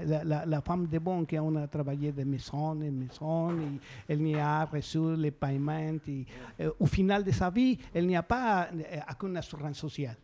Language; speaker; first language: French; non-native, learner; Spanish